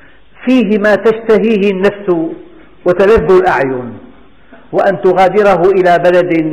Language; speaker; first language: Arabic; native; Arabic